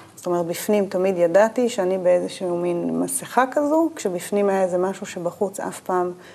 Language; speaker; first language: Hebrew; native; Hebrew